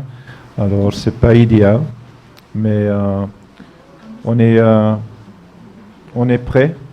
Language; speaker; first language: French; non-native, fluent; Dutch